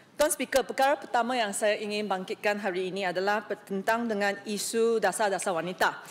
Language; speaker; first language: Malay; non-native, local second language; Chinese